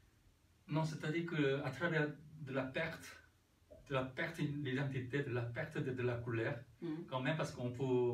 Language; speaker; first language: French; non-native, learner; Korean